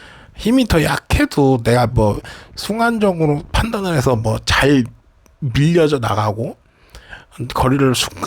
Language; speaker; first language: Korean; native; Korean